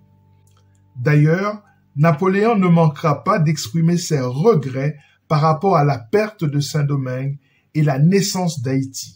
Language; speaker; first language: French; non-native, local second language; Haitian Creole